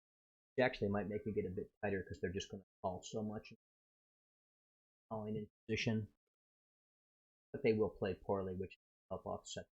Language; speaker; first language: English; native; English